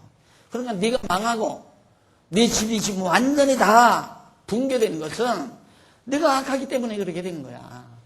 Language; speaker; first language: Korean; native; Korean